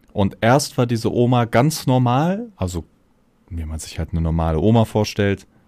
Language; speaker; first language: German; early bilingual, other home language; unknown